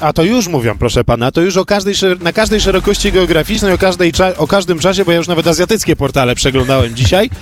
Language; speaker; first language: Polish; native; Polish